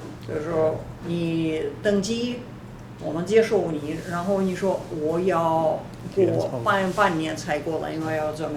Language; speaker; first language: Chinese; non-native, fluent; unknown